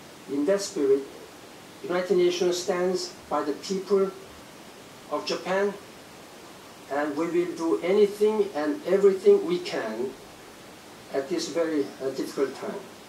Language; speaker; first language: English; non-native, fluent; Korean